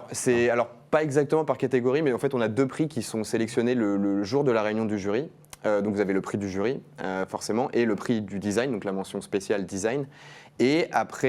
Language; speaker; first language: French; native; French